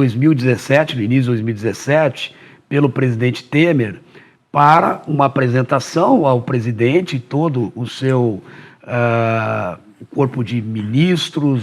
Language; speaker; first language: Portuguese; native; Portuguese